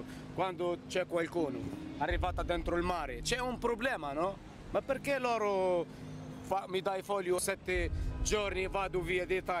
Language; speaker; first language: Italian; non-native, learner; Arabic